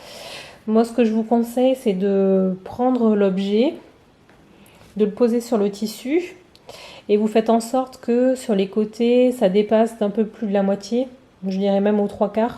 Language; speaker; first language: French; native; French